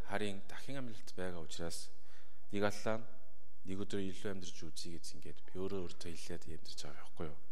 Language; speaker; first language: Mongolian; non-native, fluent; Korean